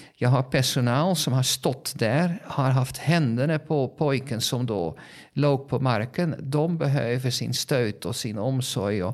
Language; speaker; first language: Swedish; non-native, fluent; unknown